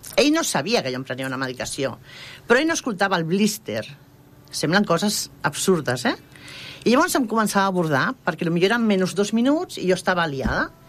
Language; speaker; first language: Catalan; non-native, local second language; Spanish